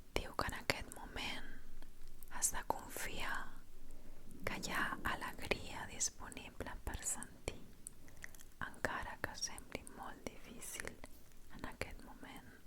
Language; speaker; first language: Catalan; non-native, local second language; Spanish